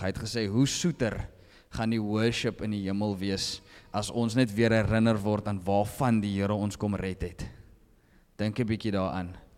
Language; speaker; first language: Afrikaans; native; Afrikaans